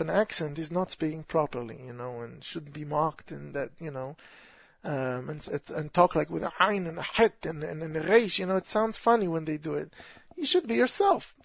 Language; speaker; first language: English; non-native, fluent; Hebrew